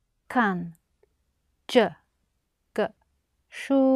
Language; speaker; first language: Chinese; non-native, learner; English